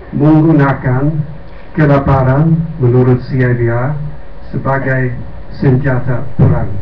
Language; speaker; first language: Indonesian; non-native, fluent; English